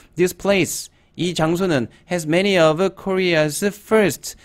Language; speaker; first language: English; non-native, fluent; Korean